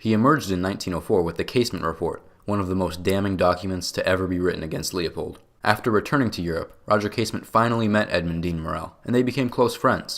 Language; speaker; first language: English; native; English